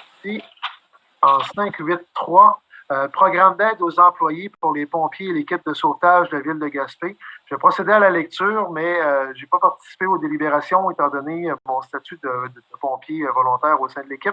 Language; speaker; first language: French; native; French